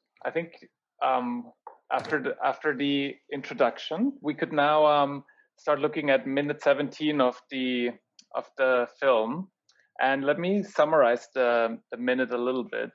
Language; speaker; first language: English; non-native, fluent; German